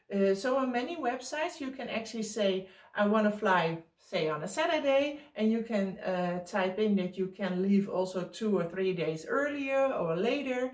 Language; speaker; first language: English; non-native, fluent; Dutch